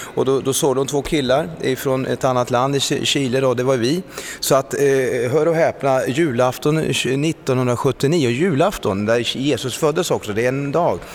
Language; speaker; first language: Swedish; early bilingual, other home language; Spanish